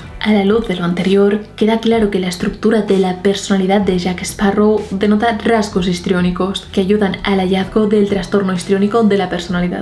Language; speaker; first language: Spanish; native; Spanish